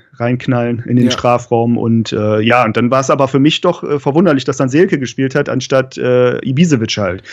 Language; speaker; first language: German; native; German